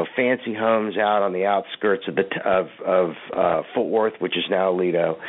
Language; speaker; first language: English; native; English